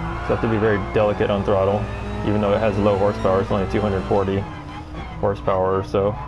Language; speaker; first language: English; native; English